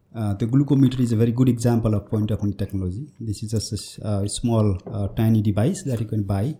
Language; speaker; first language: English; non-native, local second language; Nepali